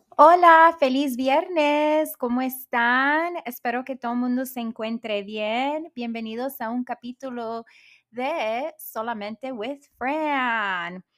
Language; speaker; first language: Spanish; early bilingual, heritage; Spanish